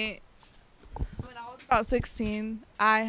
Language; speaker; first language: English; early bilingual, other home language; Spanish